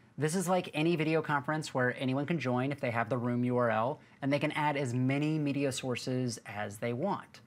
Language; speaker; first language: English; native; English